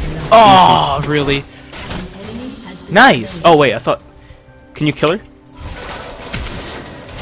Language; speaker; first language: English; native; English